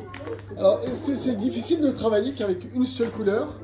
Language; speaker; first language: French; native; French